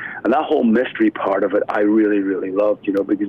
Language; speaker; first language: English; native; English